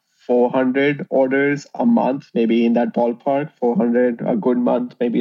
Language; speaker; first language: English; non-native, local second language; Hindi